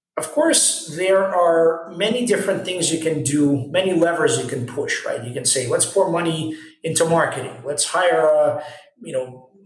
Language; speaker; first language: English; native; English